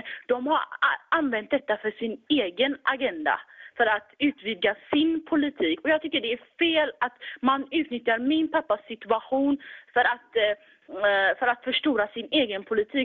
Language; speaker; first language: Swedish; early bilingual, other home language; Tigrinya